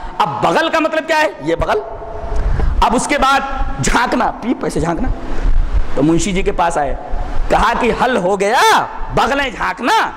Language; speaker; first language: Urdu; native; Urdu